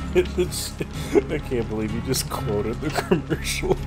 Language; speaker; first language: English; native; English